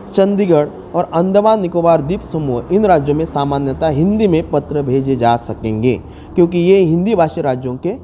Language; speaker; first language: Hindi; non-native, local second language; Marathi